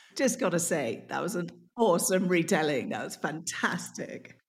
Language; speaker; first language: English; native; English